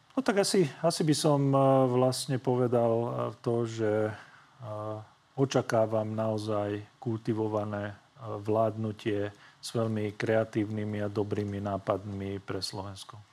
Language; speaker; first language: Slovak; non-native, local second language; Hungarian